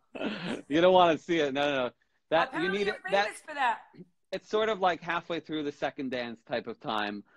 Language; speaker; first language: English; native; English